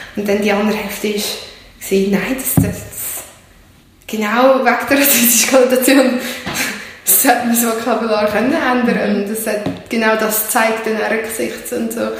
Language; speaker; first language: German; early bilingual, other home language; Turkish